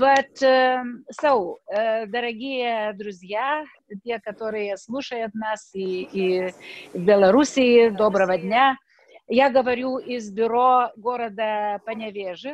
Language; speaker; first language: Russian; non-native, fluent; Lithuanian